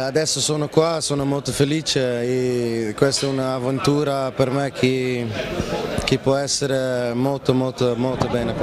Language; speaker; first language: Italian; non-native, fluent; Dutch